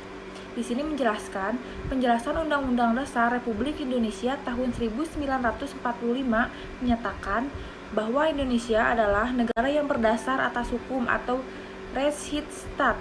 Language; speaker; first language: Indonesian; native; Indonesian